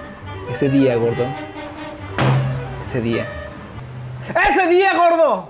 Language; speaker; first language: Spanish; native; Spanish